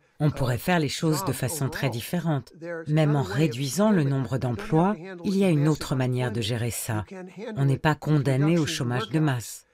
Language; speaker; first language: French; native; French